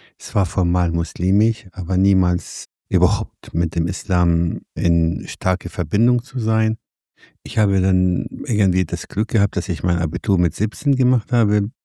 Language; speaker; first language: German; non-native, fluent; Arabic